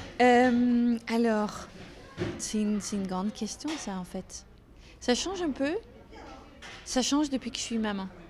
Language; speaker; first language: French; non-native, fluent; Dutch